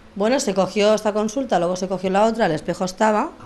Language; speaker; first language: Spanish; native; Spanish